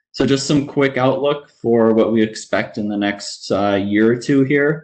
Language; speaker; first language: English; native; English